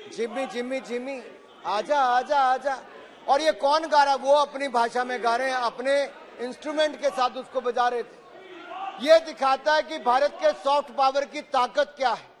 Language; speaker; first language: Hindi; native; Hindi